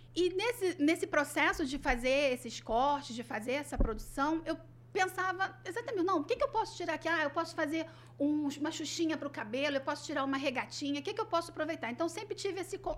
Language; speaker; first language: Portuguese; native; Portuguese